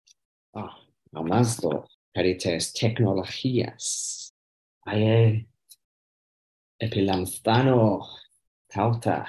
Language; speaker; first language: Greek; non-native, learner; English